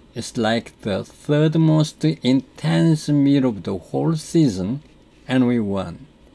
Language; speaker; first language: English; non-native, fluent; Korean